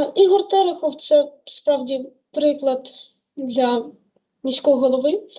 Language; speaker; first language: Ukrainian; native; Ukrainian